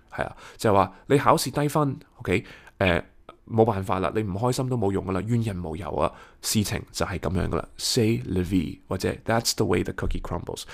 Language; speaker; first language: Cantonese; early bilingual, heritage; Cantonese